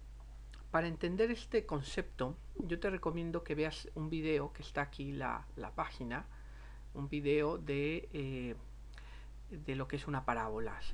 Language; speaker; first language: Spanish; native; Spanish